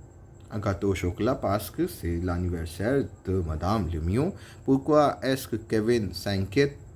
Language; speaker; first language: French; non-native, fluent; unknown